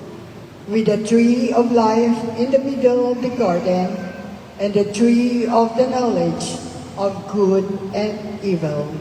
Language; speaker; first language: English; non-native, local second language; Filipino